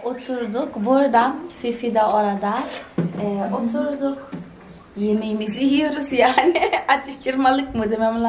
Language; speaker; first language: Turkish; non-native, fluent; Portuguese